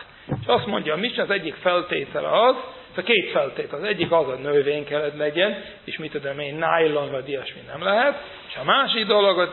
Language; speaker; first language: Hungarian; non-native, fluent; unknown